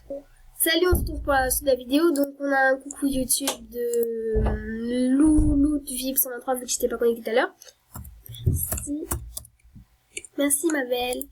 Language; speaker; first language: French; native; French